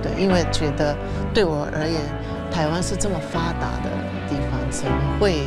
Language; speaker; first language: Chinese; non-native, fluent; Japanese